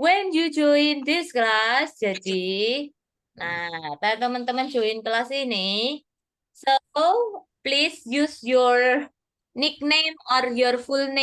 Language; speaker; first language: English; non-native, fluent; Indonesian